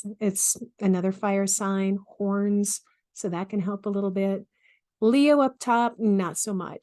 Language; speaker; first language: English; native; English